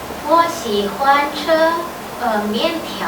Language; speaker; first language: Chinese; non-native, learner; Indonesian